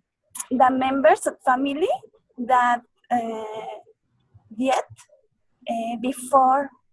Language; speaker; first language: English; non-native, learner; Spanish